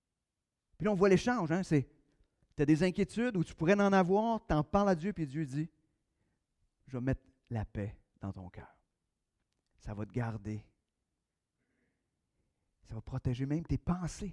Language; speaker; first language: French; native; French